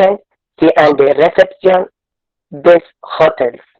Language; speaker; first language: German; non-native, learner; Spanish